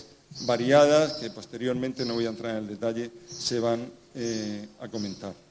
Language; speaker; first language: Spanish; native; Spanish